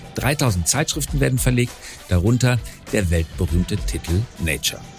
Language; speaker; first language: German; native; German